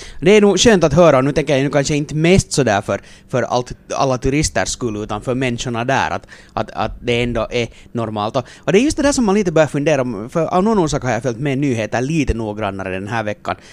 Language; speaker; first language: Swedish; native; Swedish